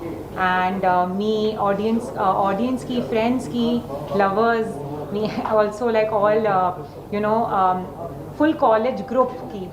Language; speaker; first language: Telugu; non-native, learner; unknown